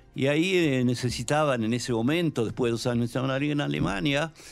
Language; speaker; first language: Spanish; native; Spanish